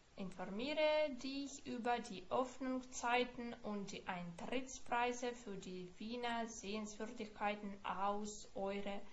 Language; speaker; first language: German; non-native, fluent; Ukrainian